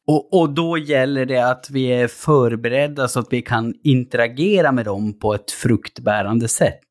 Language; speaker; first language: Swedish; native; Swedish